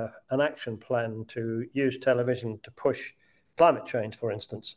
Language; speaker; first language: English; native; English